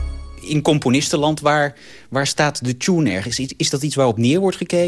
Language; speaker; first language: Dutch; native; Dutch